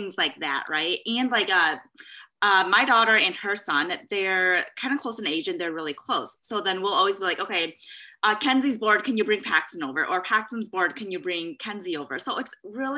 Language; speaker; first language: English; native; English